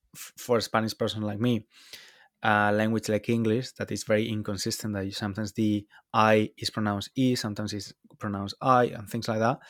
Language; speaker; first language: English; non-native, fluent; Spanish